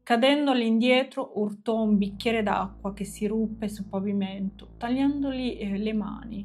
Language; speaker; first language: Italian; native; Italian